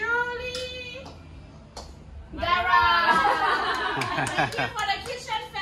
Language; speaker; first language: English; non-native, fluent; Thai